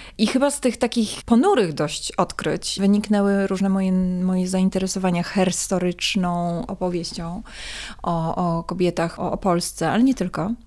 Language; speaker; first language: Polish; native; Polish